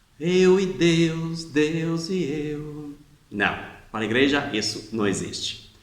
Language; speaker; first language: Portuguese; non-native, fluent; Italian